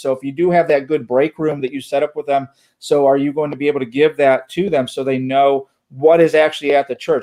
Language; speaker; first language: English; native; English